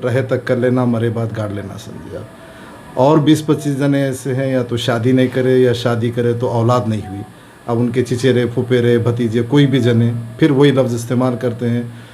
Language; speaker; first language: Urdu; native; Urdu